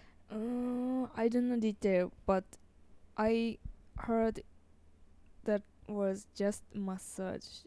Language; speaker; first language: English; non-native, learner; Japanese